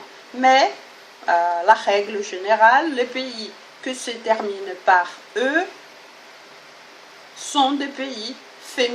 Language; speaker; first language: French; non-native, fluent; Portuguese